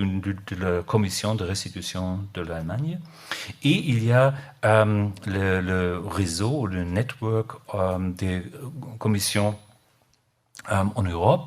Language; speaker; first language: French; non-native, learner; German